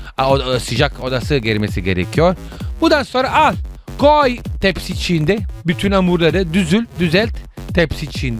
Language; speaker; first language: Turkish; non-native, learner; Italian